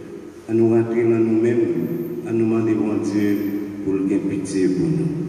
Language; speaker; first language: French; non-native, local second language; Haitian Creole